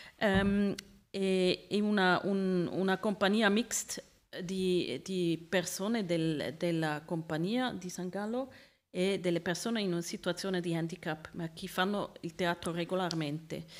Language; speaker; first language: Italian; non-native, learner; Swiss German